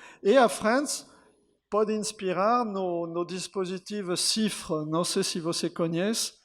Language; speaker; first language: Portuguese; non-native, fluent; French